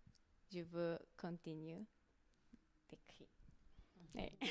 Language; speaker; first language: French; non-native, learner; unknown